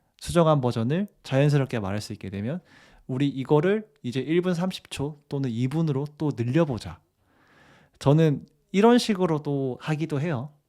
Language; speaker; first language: Korean; native; Korean